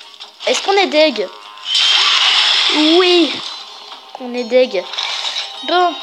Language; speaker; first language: French; native; French